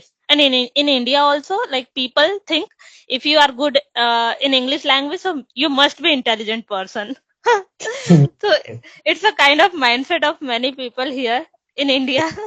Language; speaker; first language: English; non-native, local second language; Hindi